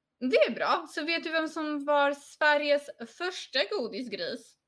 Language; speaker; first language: Swedish; non-native, fluent; Polish